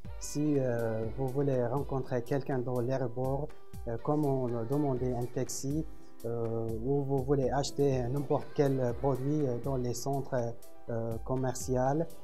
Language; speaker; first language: French; non-native, fluent; Arabic